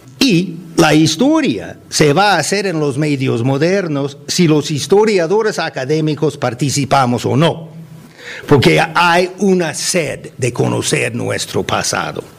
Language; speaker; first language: Spanish; non-native, fluent; English